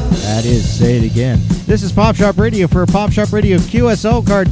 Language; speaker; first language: English; native; English